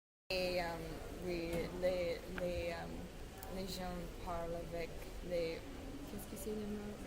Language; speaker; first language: French; non-native, learner; English